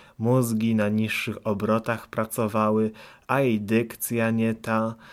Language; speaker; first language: Polish; native; Polish